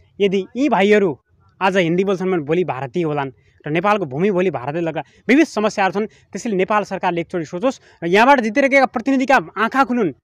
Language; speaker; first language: Nepali; native; Nepali